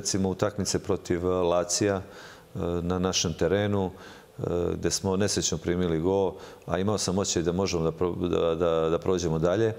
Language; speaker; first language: Serbian; native; Serbian